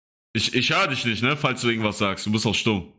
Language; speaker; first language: German; native; German